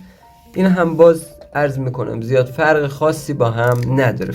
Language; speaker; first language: Persian; native; Persian